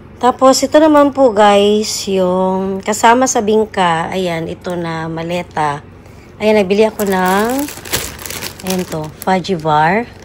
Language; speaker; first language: Filipino; native; Filipino